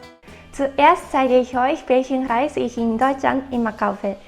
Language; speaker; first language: German; non-native, fluent; Japanese